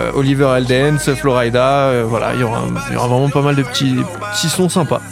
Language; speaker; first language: French; native; French